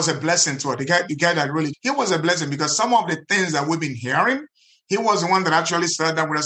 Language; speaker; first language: English; non-native, local second language; Igbo